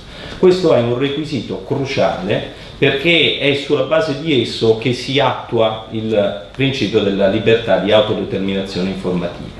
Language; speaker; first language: Italian; native; Italian